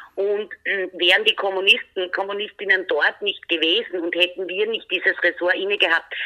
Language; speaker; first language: German; native; German